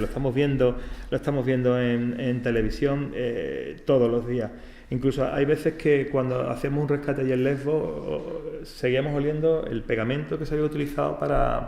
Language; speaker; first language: Spanish; native; Spanish